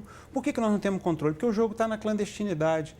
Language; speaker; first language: Portuguese; native; Portuguese